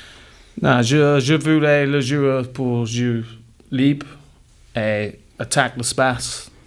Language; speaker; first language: French; non-native, learner; English